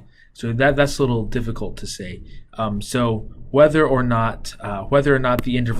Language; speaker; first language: English; native; English